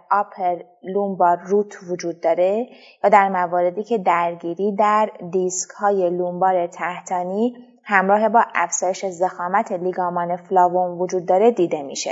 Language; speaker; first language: Persian; native; Persian